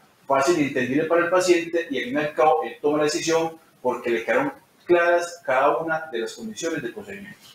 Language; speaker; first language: Spanish; native; Spanish